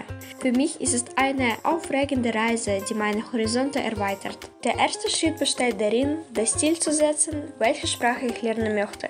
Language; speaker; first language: German; non-native, fluent; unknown